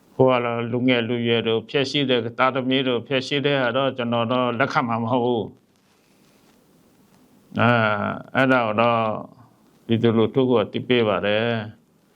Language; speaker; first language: Burmese; non-native, local second language; Western Kayah